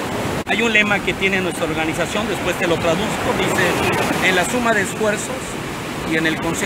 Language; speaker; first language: Spanish; native; Spanish